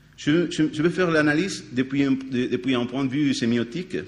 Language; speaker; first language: French; non-native, fluent; Spanish